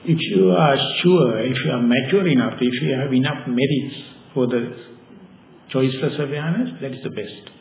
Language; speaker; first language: English; non-native, local second language; Sinhala